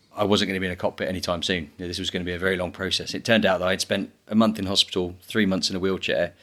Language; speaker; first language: English; native; English